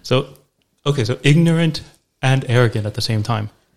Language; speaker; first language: English; native; English